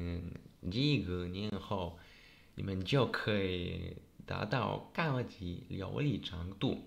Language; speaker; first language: Chinese; non-native, learner; Polish